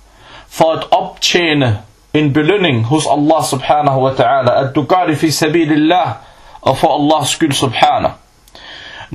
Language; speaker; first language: Danish; early bilingual, other home language; Arabic